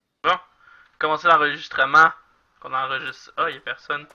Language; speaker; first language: French; native; French